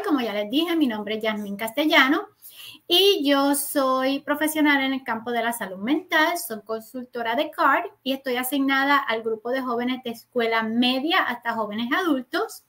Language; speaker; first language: Spanish; native; Spanish